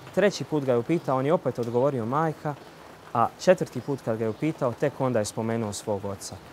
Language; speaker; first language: Bosnian; native; Bosnian